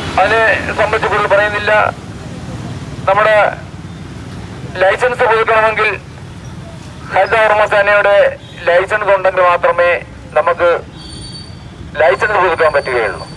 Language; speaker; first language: Malayalam; native; Malayalam